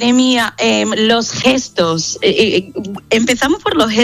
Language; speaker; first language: Spanish; non-native, fluent; English